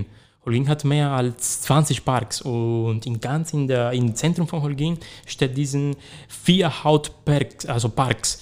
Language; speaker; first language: German; non-native, learner; Spanish